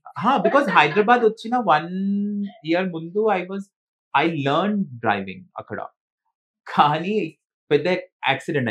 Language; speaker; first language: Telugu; non-native, fluent; Bangla